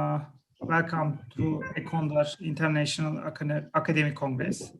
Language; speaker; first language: English; non-native, learner; Turkish